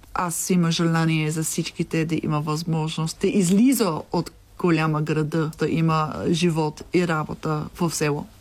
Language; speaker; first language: Bulgarian; non-native, learner; English